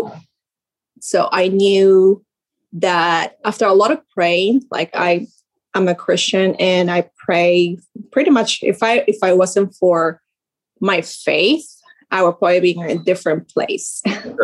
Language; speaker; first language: English; native; English